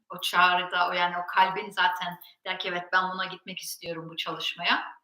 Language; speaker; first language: Turkish; early bilingual, heritage; Turkish